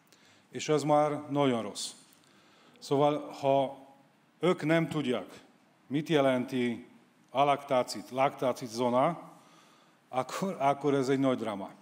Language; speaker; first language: Hungarian; non-native, fluent; Polish